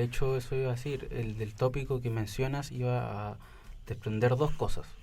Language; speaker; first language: Spanish; native; Spanish